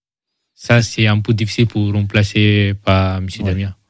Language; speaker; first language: French; early bilingual, other home language; Malay